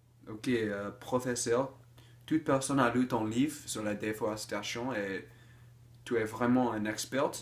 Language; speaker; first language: French; non-native, learner; English